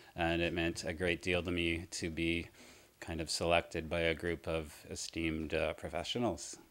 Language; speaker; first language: English; native; English